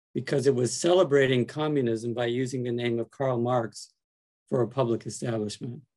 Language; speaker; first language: English; native; English